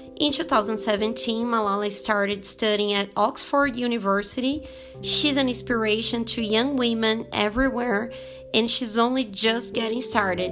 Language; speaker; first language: English; non-native, fluent; Portuguese